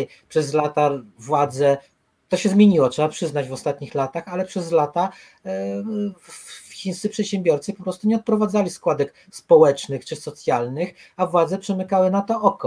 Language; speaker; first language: Polish; native; Polish